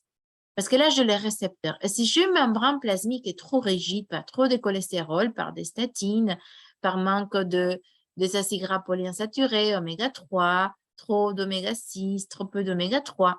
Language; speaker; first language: French; non-native, fluent; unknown